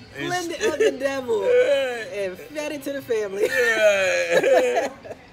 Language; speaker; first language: English; native; English